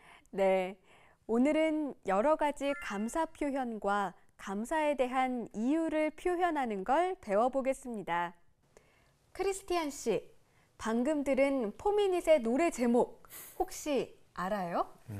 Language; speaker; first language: Korean; native; Korean